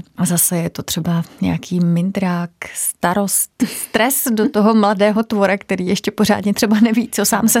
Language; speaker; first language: Czech; native; Czech